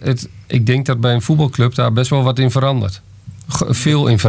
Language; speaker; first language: Dutch; native; Dutch